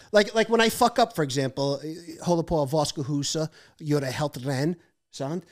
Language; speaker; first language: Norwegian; non-native, fluent; English